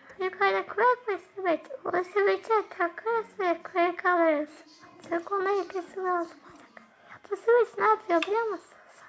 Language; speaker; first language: Turkish; early bilingual, heritage; Turkish